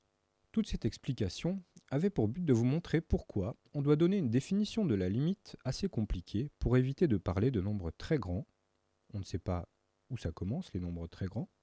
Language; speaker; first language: French; native; French